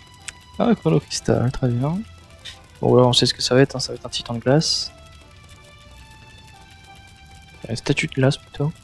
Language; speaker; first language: French; native; French